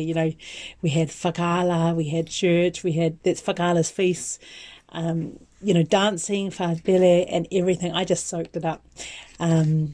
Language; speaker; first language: English; native; English